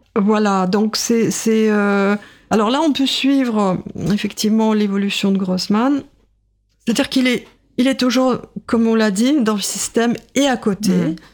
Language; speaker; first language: French; non-native, fluent; Russian